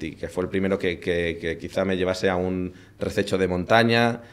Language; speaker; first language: Spanish; native; Spanish